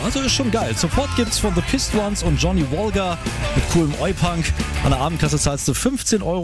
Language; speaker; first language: German; native; German